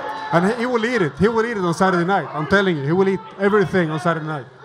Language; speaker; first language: English; non-native, fluent; Swedish